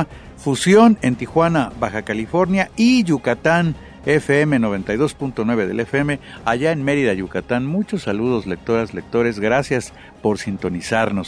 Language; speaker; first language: Spanish; native; Spanish